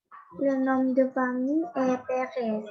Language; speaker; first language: French; non-native, learner; Indonesian